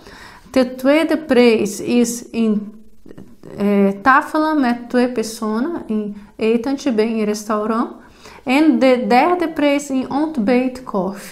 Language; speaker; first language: Dutch; non-native, fluent; Portuguese